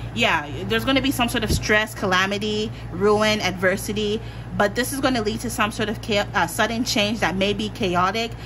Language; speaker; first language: English; native; English